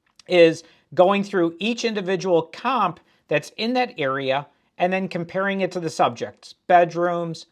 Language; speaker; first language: English; native; English